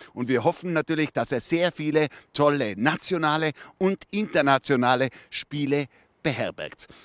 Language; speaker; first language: German; native; German